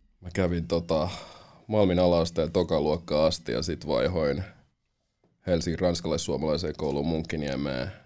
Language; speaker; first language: Finnish; early bilingual, other home language; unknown